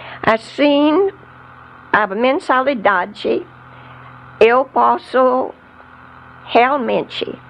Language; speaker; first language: Portuguese; non-native, fluent; English